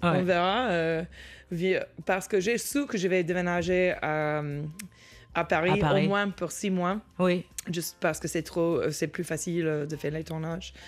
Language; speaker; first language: French; non-native, learner; English